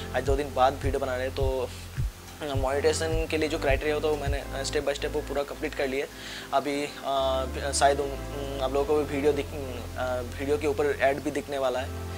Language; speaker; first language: Hindi; non-native, local second language; Bangla